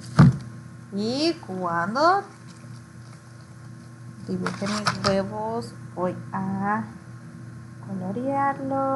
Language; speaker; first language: Spanish; early bilingual, heritage; Spanish